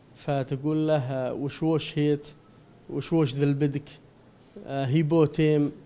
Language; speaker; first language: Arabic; non-native, local second language; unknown